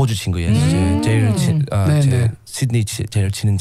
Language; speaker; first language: Korean; non-native, learner; English